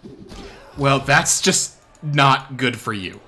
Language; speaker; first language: English; native; English